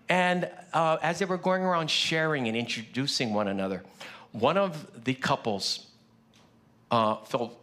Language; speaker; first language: English; early bilingual, other home language; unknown